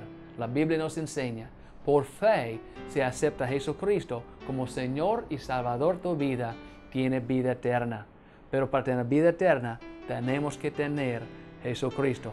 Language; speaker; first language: Spanish; non-native, fluent; English